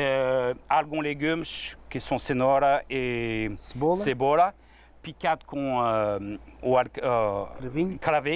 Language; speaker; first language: Portuguese; non-native, fluent; French